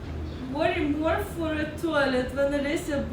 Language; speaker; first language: English; non-native, learner; Russian